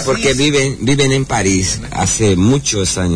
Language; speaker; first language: Spanish; non-native, learner; Portuguese